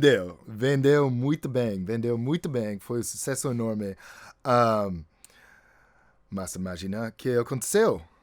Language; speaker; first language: Portuguese; non-native, fluent; English